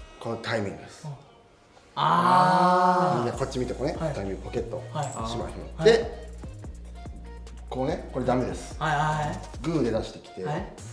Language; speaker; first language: Japanese; non-native, learner; Korean